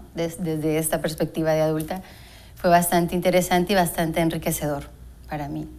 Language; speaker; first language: Spanish; native; Spanish